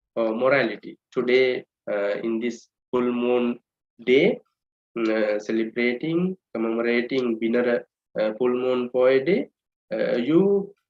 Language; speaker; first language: English; non-native, local second language; Sinhala